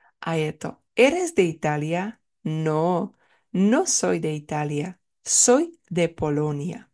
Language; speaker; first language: Spanish; non-native, fluent; Czech